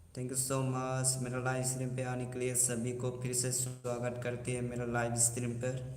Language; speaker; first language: Hindi; non-native, local second language; Bodo